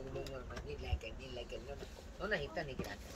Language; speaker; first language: Dutch; native; Dutch